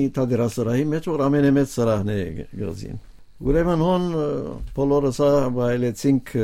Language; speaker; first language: Armenian; native; Armenian